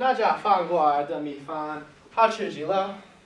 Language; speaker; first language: Chinese; non-native, learner; English